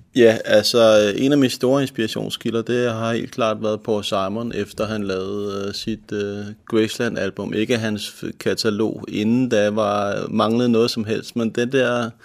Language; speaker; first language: Danish; native; Danish